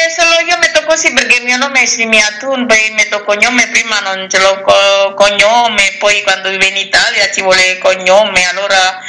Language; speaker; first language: Italian; non-native, learner; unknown